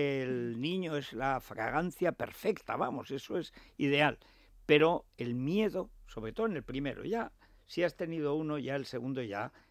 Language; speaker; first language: Spanish; native; Spanish